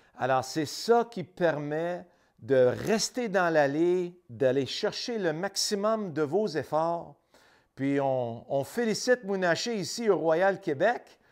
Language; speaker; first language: French; native; French